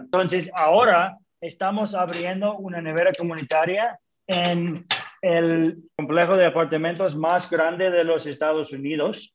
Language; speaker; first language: Spanish; early bilingual, other home language; English